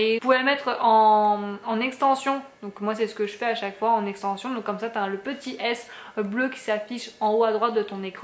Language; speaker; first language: French; native; French